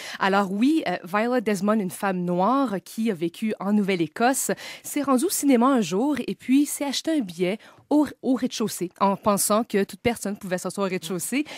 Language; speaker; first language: French; native; French